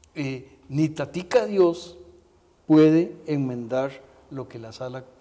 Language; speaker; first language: Spanish; native; Spanish